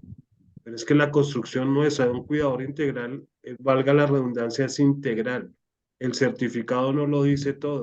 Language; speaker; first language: Spanish; native; Spanish